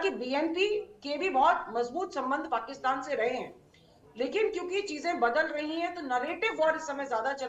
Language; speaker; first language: Hindi; native; Hindi